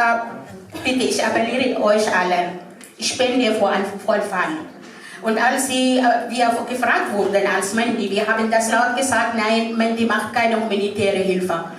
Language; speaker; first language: German; non-native, fluent; Arabic